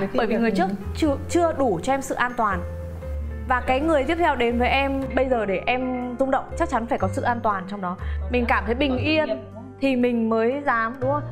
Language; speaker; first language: Vietnamese; native; Vietnamese